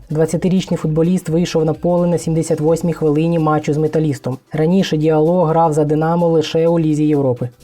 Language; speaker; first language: Ukrainian; native; Ukrainian